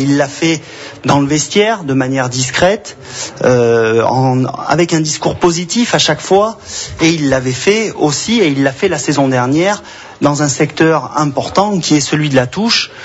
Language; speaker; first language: French; native; French